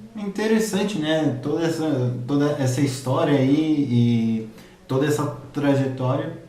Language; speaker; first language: Portuguese; native; Portuguese